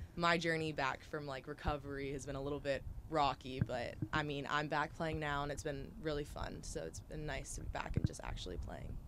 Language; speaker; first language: English; native; English